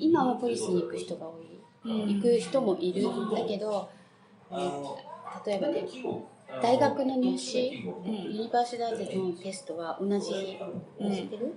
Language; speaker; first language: Japanese; non-native, fluent; Portuguese